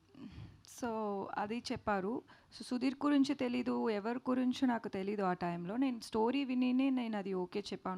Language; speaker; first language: Telugu; non-native, learner; Tamil